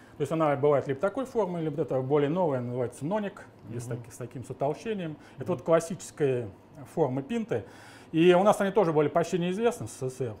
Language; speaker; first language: Russian; native; Russian